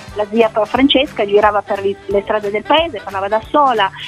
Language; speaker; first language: Italian; native; Italian